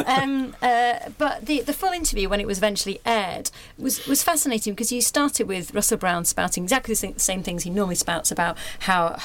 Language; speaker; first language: English; native; English